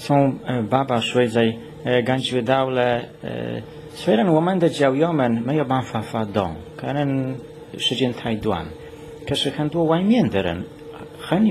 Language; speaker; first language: Chinese; non-native, learner; Polish